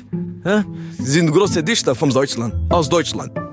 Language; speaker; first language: German; non-native, learner; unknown